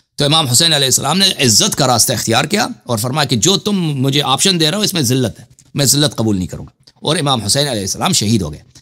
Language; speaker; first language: Urdu; non-native, fluent; Persian